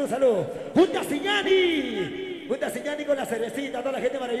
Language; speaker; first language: Spanish; native; Spanish